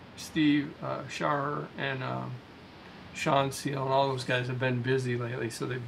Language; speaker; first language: English; native; English